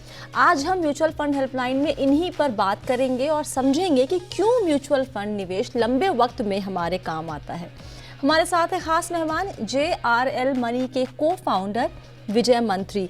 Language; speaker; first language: Hindi; native; Hindi